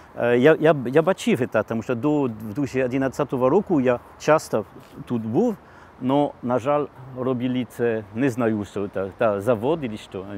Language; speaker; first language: Ukrainian; non-native, learner; French